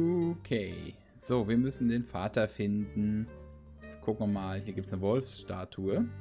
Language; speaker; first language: German; native; German